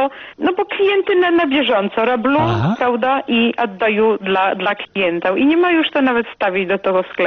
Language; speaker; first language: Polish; non-native, local second language; Belarusian